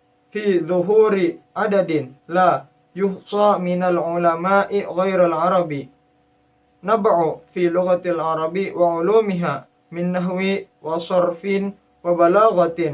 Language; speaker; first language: Arabic; non-native, learner; Indonesian